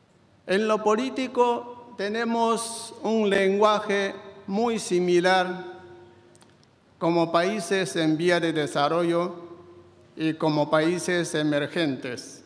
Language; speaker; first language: Spanish; non-native, fluent; Chinese